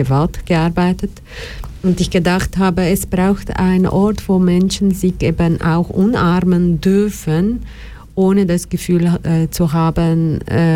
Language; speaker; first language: German; non-native, fluent; Portuguese